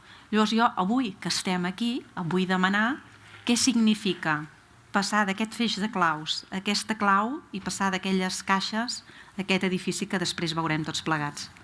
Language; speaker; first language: Catalan; native; Catalan